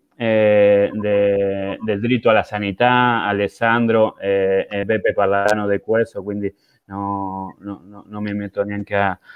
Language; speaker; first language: Italian; non-native, fluent; Spanish